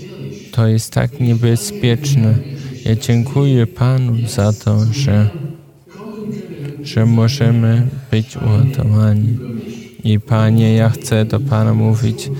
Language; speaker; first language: Polish; non-native, fluent; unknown